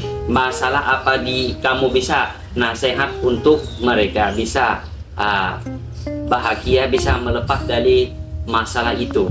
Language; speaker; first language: Indonesian; non-native, learner; Thai